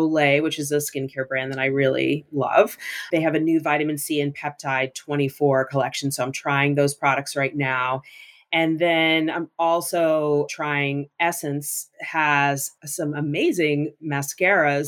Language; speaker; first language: English; native; English